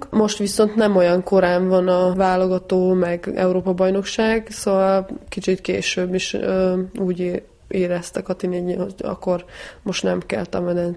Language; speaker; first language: Hungarian; early bilingual, heritage; Hungarian